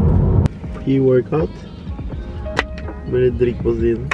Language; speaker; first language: Norwegian; early bilingual, other home language; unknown